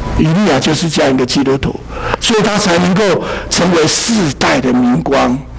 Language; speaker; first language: Chinese; native; Chinese